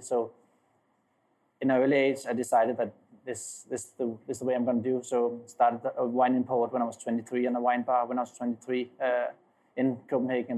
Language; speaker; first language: English; non-native, fluent; Danish